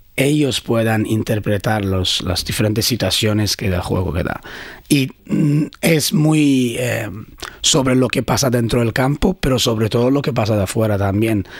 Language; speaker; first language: Spanish; non-native, fluent; Swedish